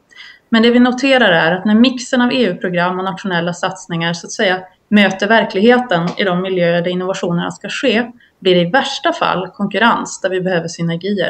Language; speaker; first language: Swedish; native; Swedish